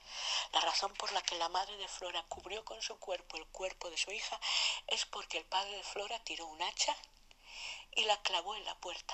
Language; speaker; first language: Spanish; native; Spanish